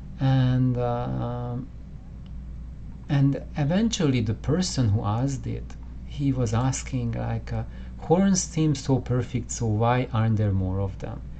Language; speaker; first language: English; non-native, fluent; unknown